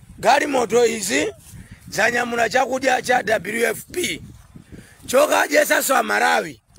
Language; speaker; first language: Nyanja; non-native, local second language; Tumbuka